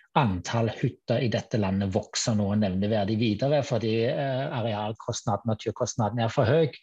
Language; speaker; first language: Norwegian; non-native, fluent; German